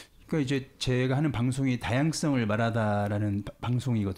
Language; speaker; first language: Korean; native; Korean